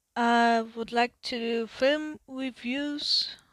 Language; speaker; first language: English; non-native, learner; German